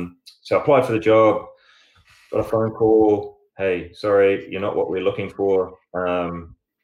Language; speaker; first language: English; native; English